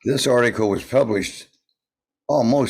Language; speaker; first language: English; native; English